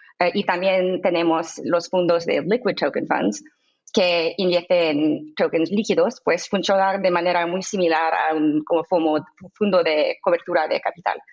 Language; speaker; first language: Spanish; non-native, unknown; English